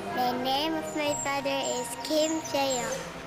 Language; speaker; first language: English; non-native, learner; Cebuano